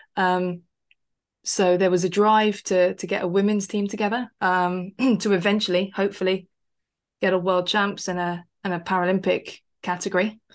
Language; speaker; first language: English; native; English